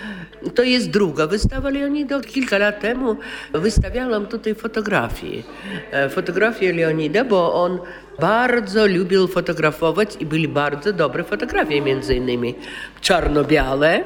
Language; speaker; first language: Polish; non-native, local second language; Russian